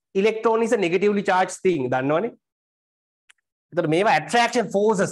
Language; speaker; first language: English; non-native, local second language; Sinhala